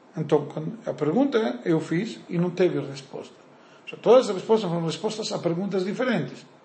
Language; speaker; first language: Portuguese; native; Portuguese